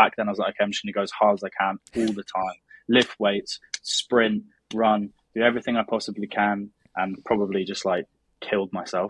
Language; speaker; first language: English; native; English